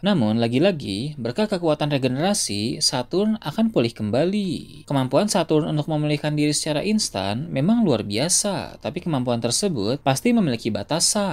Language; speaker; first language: Indonesian; native; Indonesian